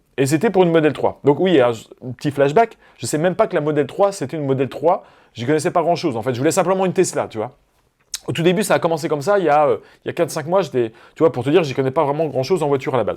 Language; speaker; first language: French; native; French